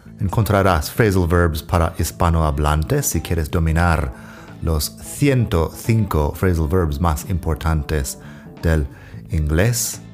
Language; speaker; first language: Spanish; non-native, fluent; English